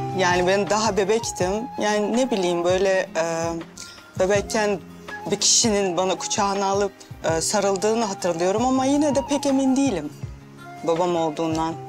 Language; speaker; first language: Turkish; non-native, fluent; Russian